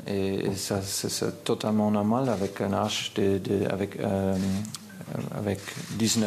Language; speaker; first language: French; non-native, fluent; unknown